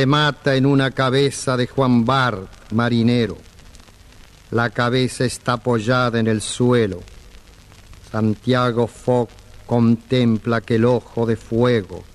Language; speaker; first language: Spanish; native; Spanish